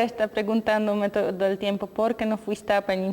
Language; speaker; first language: Spanish; non-native, learner; Polish